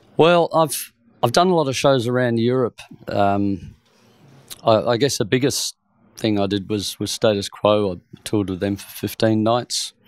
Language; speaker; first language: English; native; English